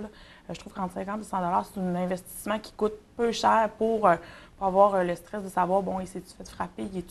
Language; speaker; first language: French; native; French